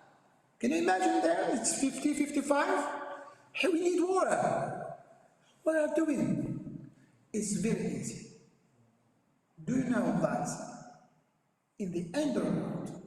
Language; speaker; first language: English; non-native, learner; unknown